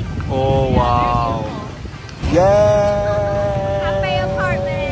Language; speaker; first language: English; non-native, fluent; Vietnamese